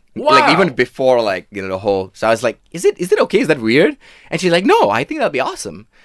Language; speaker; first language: English; non-native, local second language; Tamil